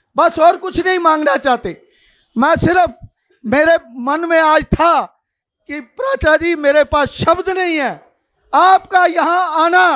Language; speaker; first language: Hindi; non-native, local second language; Punjabi